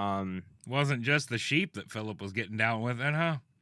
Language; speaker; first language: English; native; English